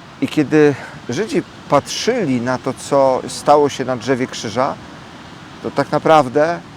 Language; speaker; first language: Polish; native; Polish